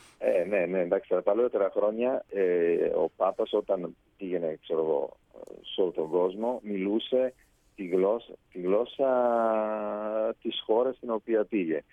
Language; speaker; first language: Greek; non-native, fluent; Italian